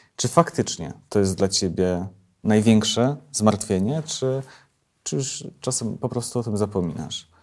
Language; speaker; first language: Polish; native; Polish